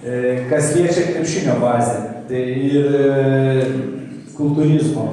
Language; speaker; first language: Lithuanian; native; Lithuanian